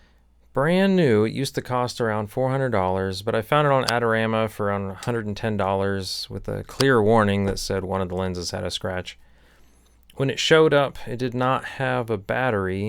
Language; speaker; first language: English; native; English